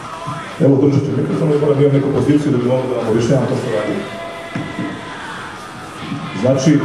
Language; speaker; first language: Serbian; native; Serbian